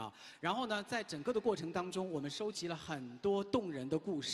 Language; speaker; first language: Chinese; native; Chinese